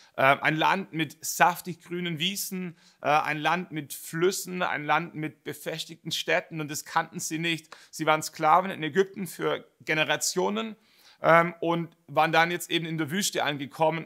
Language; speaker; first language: German; native; German